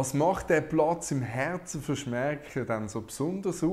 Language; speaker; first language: German; native; German